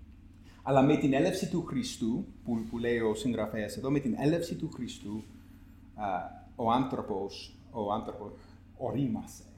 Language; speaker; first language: Greek; non-native, fluent; English